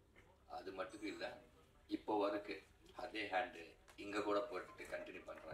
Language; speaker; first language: Tamil; non-native, learner; Telugu